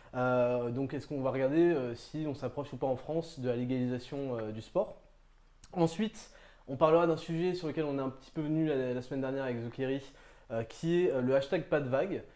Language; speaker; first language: French; native; French